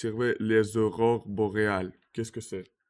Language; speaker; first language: French; non-native, learner; Russian